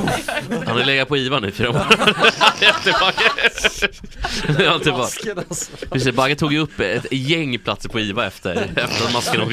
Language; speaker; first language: Swedish; native; Swedish